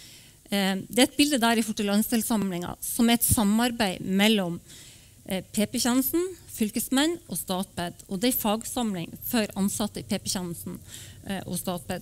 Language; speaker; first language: Norwegian; native; Norwegian